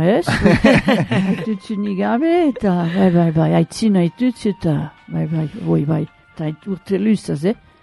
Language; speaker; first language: Basque; native; Basque